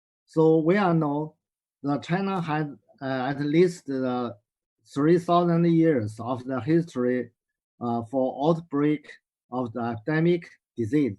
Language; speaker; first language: English; non-native, learner; Chinese